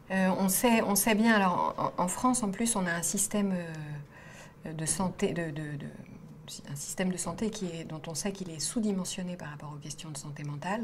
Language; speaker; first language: French; native; French